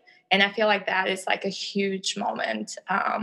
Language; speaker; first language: English; non-native, fluent; Albanian